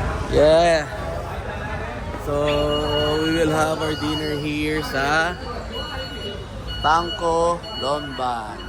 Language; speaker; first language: English; non-native, fluent; Filipino